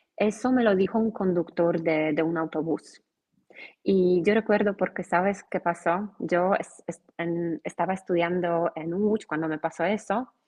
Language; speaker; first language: Spanish; non-native, fluent; Polish